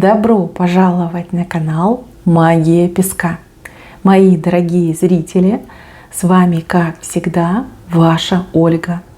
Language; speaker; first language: Russian; native; Russian